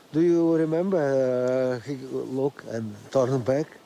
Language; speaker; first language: English; non-native, learner; Russian